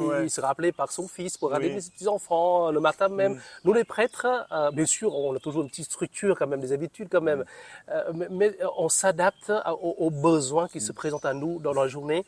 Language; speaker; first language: French; non-native, fluent; Vietnamese